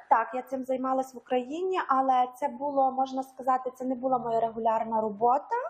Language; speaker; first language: Ukrainian; native; Ukrainian